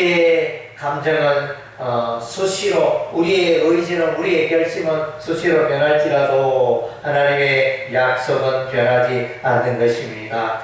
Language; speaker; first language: Korean; native; Korean